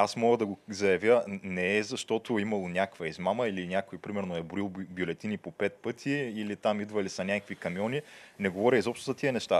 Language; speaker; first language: Bulgarian; native; Bulgarian